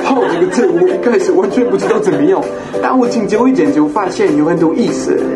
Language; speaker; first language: Chinese; non-native, fluent; French